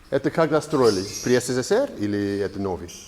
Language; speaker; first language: Russian; non-native, learner; English